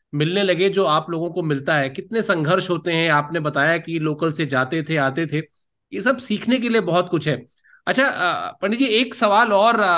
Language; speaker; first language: Hindi; native; Hindi